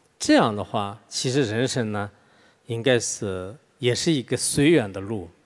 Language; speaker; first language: Chinese; non-native, local second language; Tibetan